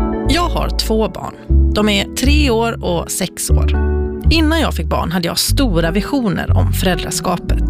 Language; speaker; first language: Swedish; native; Swedish